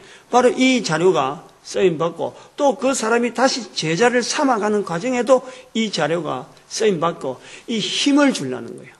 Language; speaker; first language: Korean; native; Korean